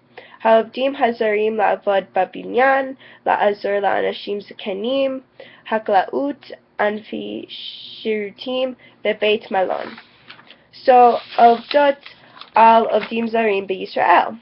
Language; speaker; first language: Hebrew; non-native, learner; English